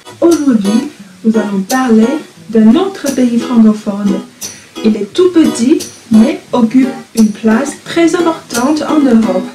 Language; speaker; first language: French; non-native, fluent; Chinese